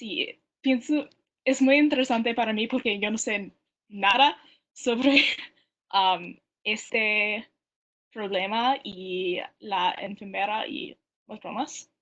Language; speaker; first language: Spanish; non-native, learner; English